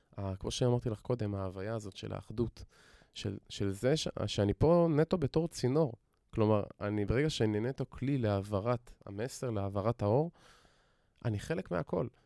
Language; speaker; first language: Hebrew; native; Hebrew